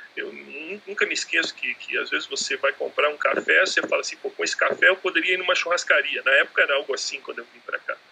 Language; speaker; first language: Portuguese; native; Portuguese